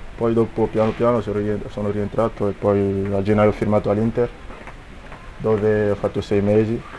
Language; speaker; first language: Italian; non-native, fluent; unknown